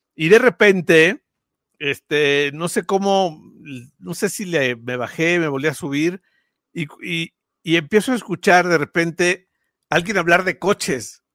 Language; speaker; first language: Spanish; native; Spanish